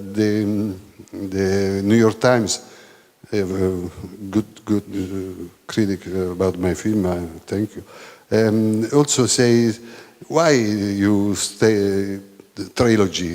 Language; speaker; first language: English; non-native, learner; Italian